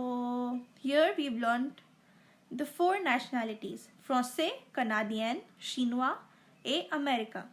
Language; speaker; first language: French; non-native, fluent; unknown